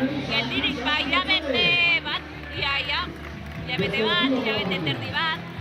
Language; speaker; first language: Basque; non-native, local second language; Spanish